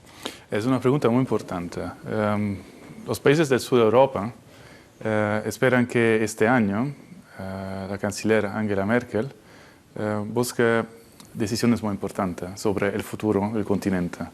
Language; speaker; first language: Spanish; non-native, fluent; Italian